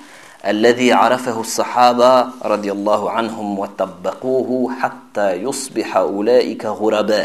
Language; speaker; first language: Arabic; non-native, fluent; French